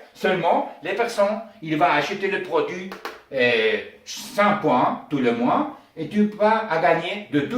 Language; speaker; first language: French; non-native, learner; Spanish